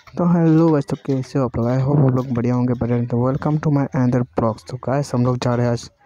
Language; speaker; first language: Hindi; native; Hindi